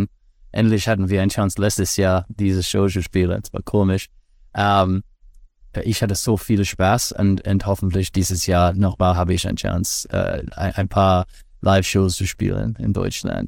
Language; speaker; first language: German; non-native, learner; English